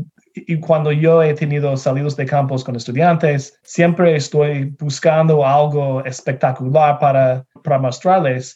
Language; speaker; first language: Spanish; non-native, fluent; English